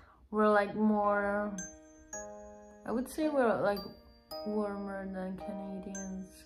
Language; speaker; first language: English; non-native, fluent; Italian